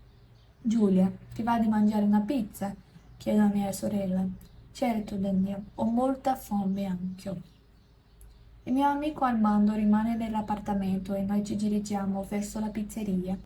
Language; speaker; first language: Italian; non-native, learner; Portuguese